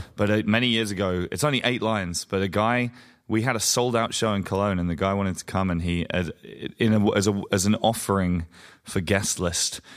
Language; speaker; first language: English; native; English